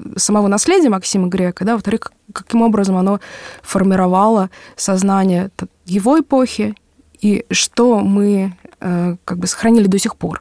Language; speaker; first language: Russian; native; Russian